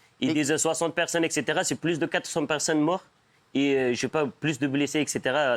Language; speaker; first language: French; non-native, fluent; Persian